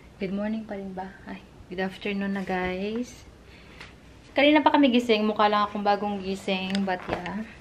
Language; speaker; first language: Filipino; non-native, local second language; Hiligaynon